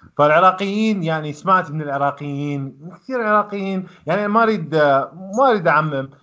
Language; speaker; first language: Arabic; native; Arabic